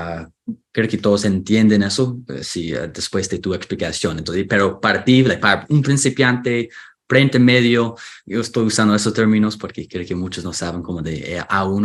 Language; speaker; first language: Spanish; non-native, fluent; English